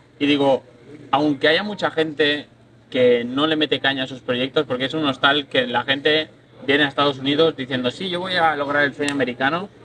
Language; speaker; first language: Spanish; native; Spanish